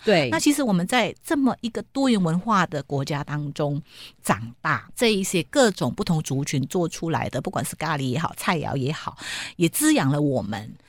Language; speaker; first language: Chinese; native; Chinese